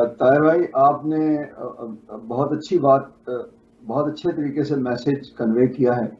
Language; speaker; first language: Urdu; non-native, local second language; Punjabi